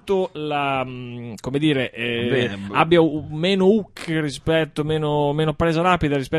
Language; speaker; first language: Italian; native; Italian